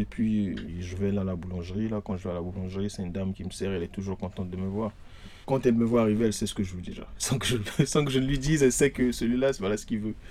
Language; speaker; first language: French; non-native, local second language; Lingala